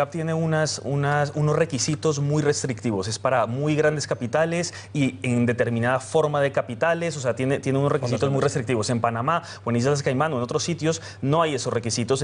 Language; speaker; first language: Spanish; native; Spanish